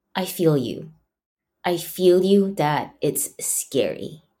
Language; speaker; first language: English; non-native, local second language; Chinese